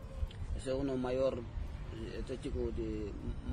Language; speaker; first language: Spanish; non-native, learner; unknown